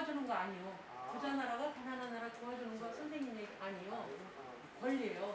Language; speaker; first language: Korean; non-native, learner; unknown